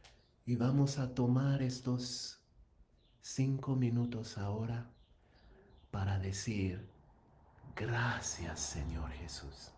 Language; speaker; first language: Spanish; non-native, fluent; English